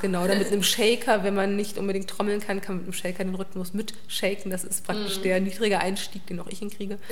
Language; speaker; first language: German; native; German